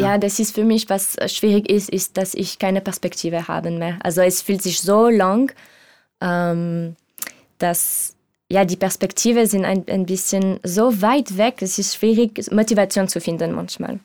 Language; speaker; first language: German; non-native, learner; French